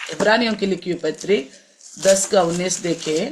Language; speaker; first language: Hindi; non-native, local second language; Telugu